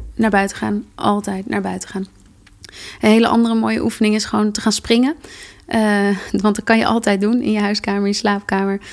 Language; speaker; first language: Dutch; native; Dutch